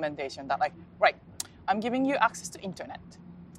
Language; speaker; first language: English; non-native, fluent; Japanese